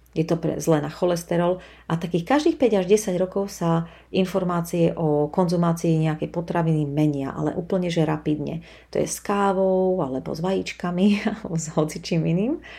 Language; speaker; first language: Slovak; native; Slovak